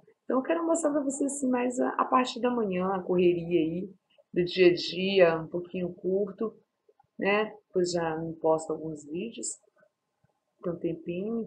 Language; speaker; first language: Portuguese; native; Portuguese